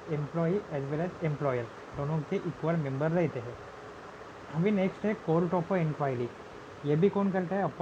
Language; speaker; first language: Hindi; non-native, local second language; Marathi